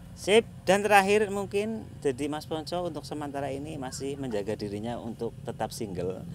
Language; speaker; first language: Indonesian; non-native, local second language; Javanese